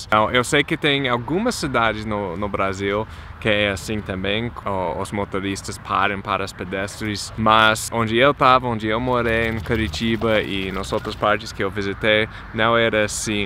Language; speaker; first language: Portuguese; non-native, fluent; English